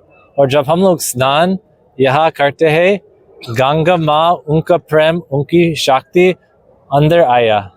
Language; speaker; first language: Hindi; non-native, learner; English